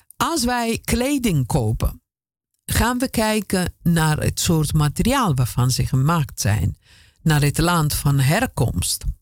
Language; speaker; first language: Dutch; non-native, fluent; Italian